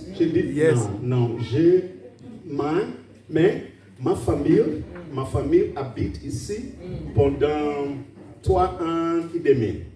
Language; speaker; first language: French; non-native, learner; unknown